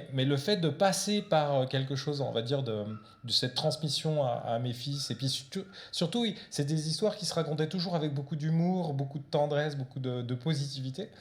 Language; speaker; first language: French; early bilingual, other home language; Portuguese